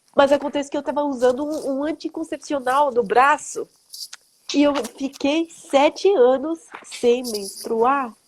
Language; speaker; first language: Portuguese; non-native, fluent; French